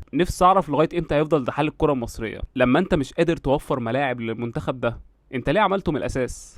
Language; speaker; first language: Arabic; native; Arabic